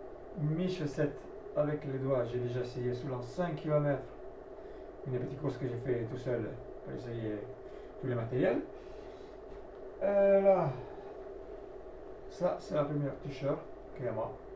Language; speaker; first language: French; non-native, learner; Italian